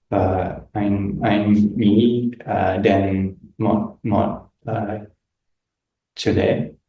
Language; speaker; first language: Vietnamese; non-native, learner; English